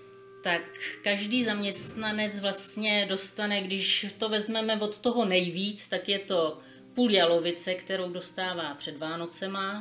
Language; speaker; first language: Czech; native; Czech